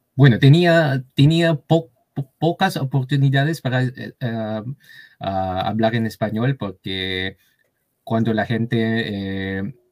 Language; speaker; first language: Spanish; non-native, learner; Chinese